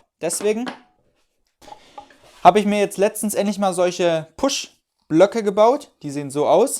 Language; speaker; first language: German; native; German